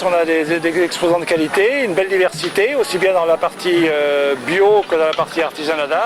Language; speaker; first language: French; native; French